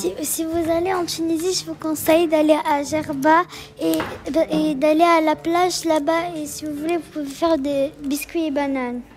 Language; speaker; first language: French; non-native, learner; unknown